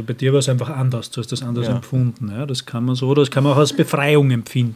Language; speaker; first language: German; native; German